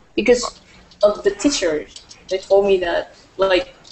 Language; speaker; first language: English; non-native, fluent; Vietnamese